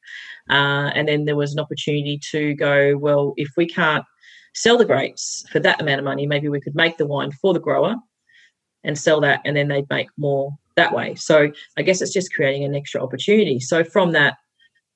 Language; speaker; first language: English; native; English